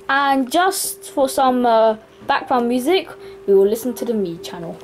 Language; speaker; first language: English; native; English